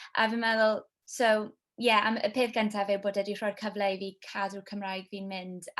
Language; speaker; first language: Welsh; non-native, local second language; English